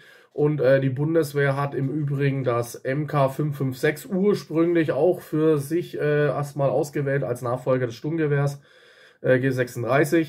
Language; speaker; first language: German; native; German